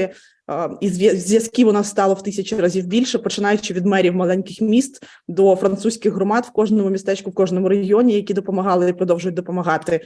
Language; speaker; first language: Ukrainian; native; Ukrainian